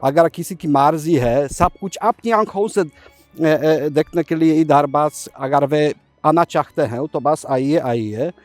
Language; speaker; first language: Hindi; non-native, fluent; Polish